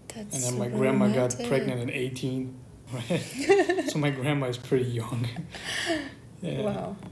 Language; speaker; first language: English; non-native, fluent; Persian